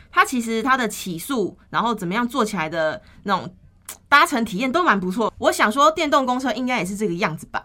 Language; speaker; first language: Chinese; native; Chinese